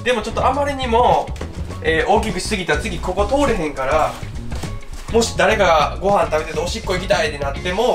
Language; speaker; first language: Japanese; native; Japanese